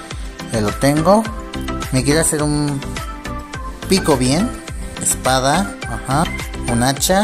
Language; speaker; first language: Spanish; native; Spanish